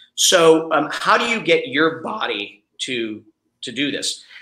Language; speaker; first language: English; native; English